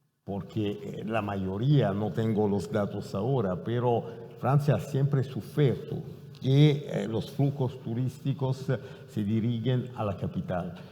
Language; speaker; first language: Spanish; non-native, fluent; Italian